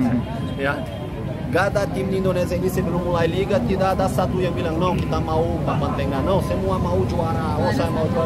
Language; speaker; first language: Indonesian; non-native, fluent; Portuguese